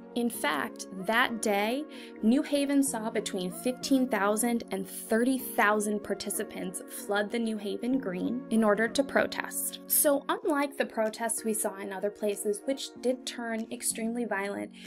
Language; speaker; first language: English; native; English